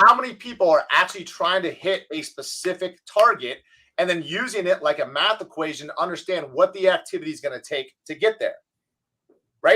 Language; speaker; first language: English; native; English